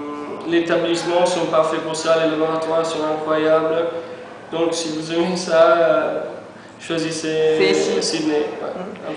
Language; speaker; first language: French; non-native, fluent; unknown